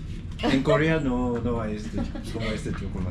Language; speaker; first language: Spanish; non-native, learner; Korean